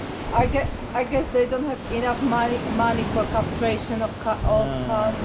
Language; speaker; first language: English; non-native, fluent; Polish